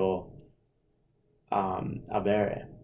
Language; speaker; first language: Italian; non-native, fluent; English